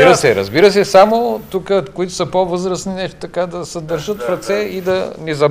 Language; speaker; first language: Bulgarian; native; Bulgarian